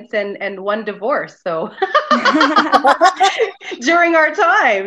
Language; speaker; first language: English; native; English